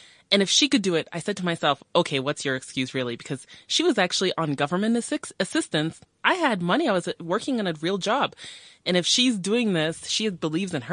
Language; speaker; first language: English; native; English